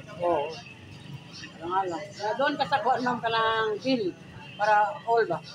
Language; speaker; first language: Filipino; non-native, local second language; Cebuano